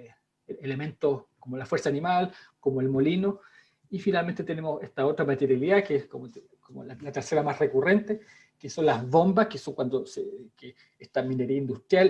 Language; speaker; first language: Spanish; native; Spanish